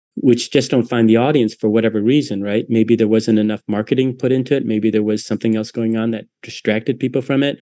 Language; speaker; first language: English; native; English